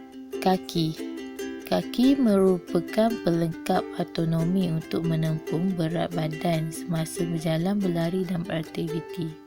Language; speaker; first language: Malay; native; Malay